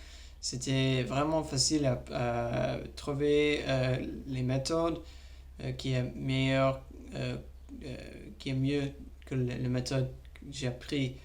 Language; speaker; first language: French; non-native, learner; English